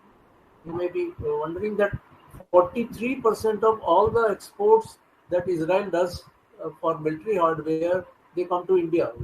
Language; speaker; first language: English; non-native, local second language; Hindi